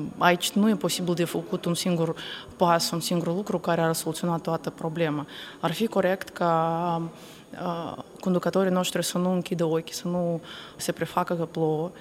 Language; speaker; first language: Romanian; non-native, local second language; Russian